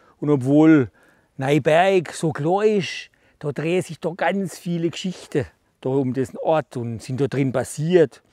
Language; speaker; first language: German; native; German